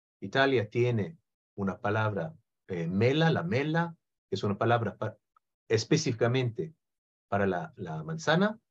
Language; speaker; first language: Spanish; non-native, fluent; Hebrew